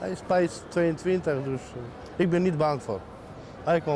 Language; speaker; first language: Dutch; non-native, local second language; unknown